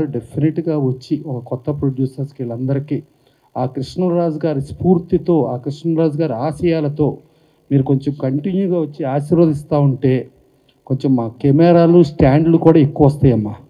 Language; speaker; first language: Telugu; native; Telugu